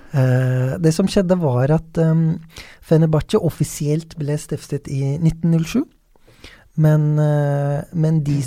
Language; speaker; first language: Norwegian; non-native, fluent; Turkish